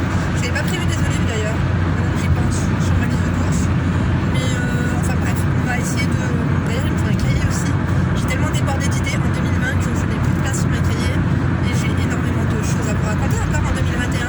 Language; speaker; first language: French; native; French